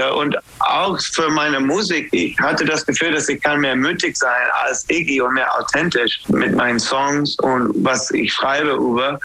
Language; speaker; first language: German; non-native, learner; English